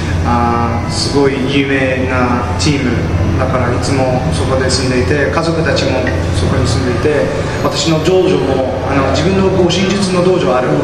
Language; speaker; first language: Japanese; non-native, learner; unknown